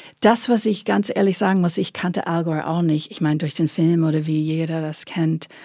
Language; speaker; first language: German; non-native, fluent; English